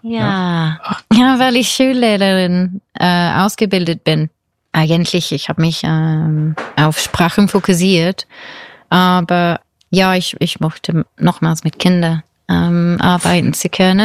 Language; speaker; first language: German; non-native, fluent; English